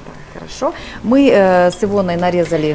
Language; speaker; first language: Russian; native; Russian